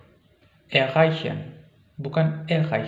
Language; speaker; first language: German; non-native, fluent; Indonesian